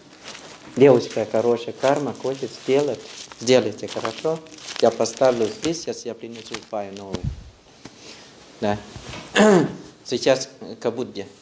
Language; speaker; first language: Russian; non-native, fluent; Thai